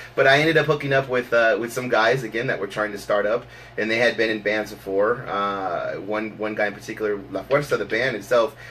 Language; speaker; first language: English; native; English